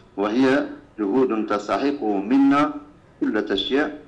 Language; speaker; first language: Arabic; non-native, learner; Turkish